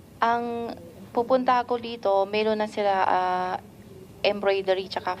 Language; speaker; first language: Filipino; non-native, learner; Chinese